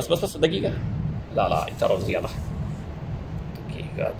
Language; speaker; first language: Arabic; non-native, learner; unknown